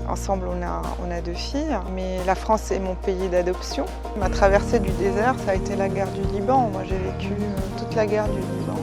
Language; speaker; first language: French; native; French